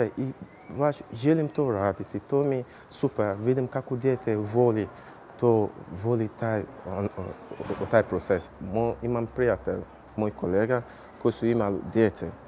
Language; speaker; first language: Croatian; non-native, learner; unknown